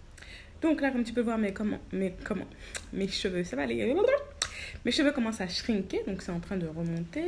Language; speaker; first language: French; native; French